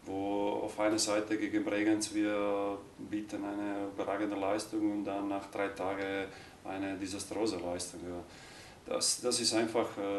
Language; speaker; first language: German; non-native, learner; Croatian